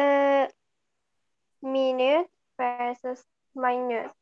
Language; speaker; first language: English; non-native, learner; Indonesian